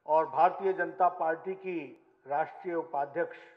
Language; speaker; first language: Hindi; native; Hindi